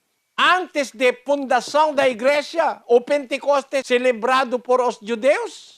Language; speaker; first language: Portuguese; non-native, learner; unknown